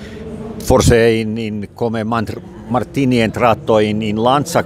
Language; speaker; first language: Italian; non-native, learner; Finnish